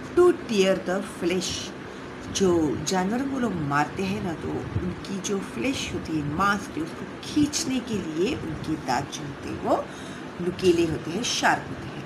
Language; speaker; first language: Hindi; non-native, local second language; Marathi